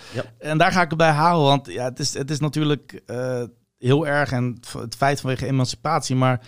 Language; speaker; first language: Dutch; early bilingual, other home language; Bosnian